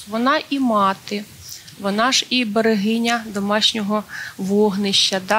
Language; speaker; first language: Ukrainian; native; Ukrainian